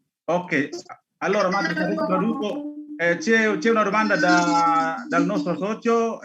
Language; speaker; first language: Italian; non-native, learner; Indonesian